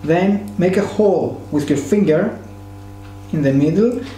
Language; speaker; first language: English; non-native, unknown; Greek